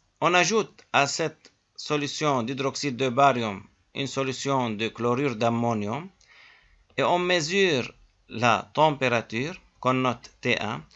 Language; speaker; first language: French; native; French